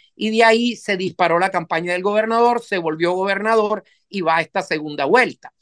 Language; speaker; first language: Spanish; native; Spanish